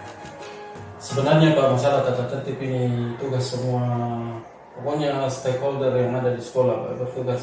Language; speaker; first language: Indonesian; native; Indonesian